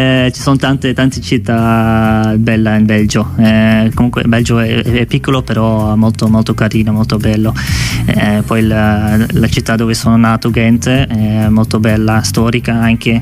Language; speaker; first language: Italian; non-native, fluent; Dutch